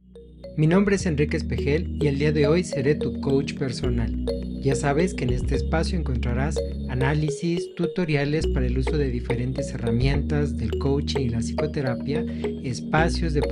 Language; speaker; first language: Spanish; native; Spanish